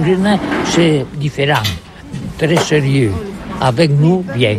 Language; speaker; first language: French; non-native, learner; Catalan